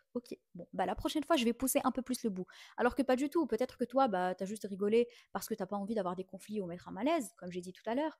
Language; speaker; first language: French; non-native, local second language; Arabic